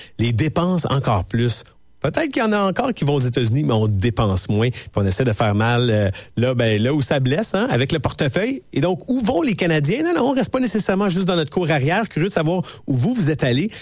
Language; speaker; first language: French; native; French